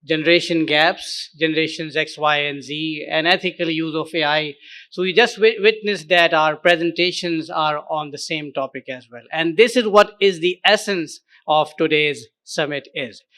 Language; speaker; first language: English; non-native, local second language; Urdu